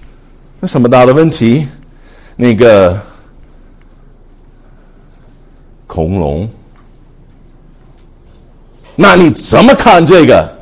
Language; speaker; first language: Chinese; non-native, fluent; English